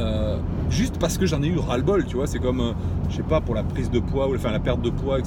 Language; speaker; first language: French; native; French